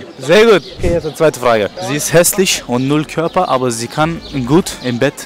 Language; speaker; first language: German; non-native, fluent; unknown